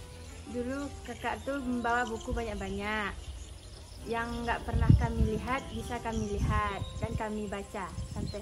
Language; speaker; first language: Indonesian; non-native, local second language; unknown